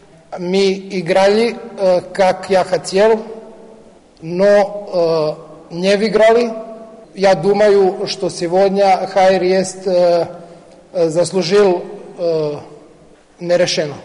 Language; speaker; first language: Russian; non-native, learner; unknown